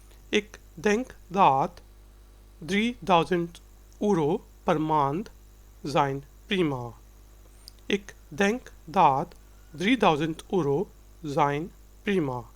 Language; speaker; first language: Dutch; non-native, fluent; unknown